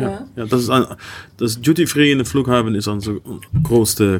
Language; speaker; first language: German; non-native, learner; Dutch